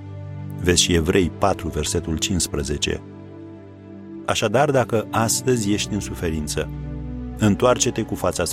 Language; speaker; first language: Romanian; native; Romanian